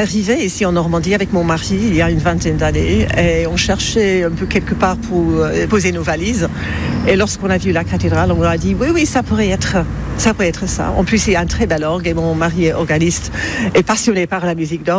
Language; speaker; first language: French; non-native, fluent; English